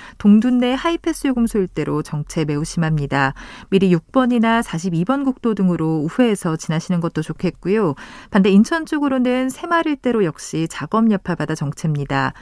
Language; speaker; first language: Korean; native; Korean